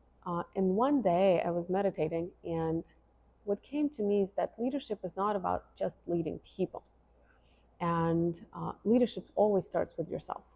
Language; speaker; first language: English; non-native, fluent; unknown